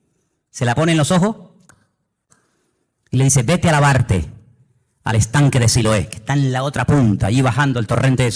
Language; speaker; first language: Spanish; native; Spanish